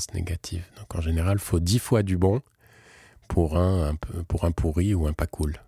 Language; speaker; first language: French; native; French